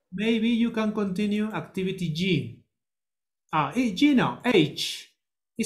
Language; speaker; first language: English; non-native, learner; Spanish